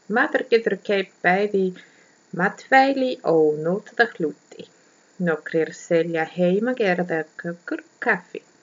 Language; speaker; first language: Icelandic; non-native, learner; German